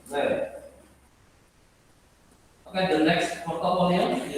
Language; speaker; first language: English; non-native, learner; Indonesian